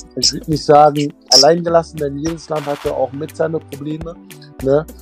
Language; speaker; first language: German; early bilingual, other home language; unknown